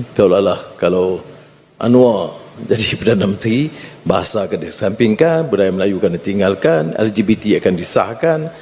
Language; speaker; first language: Malay; native; Malay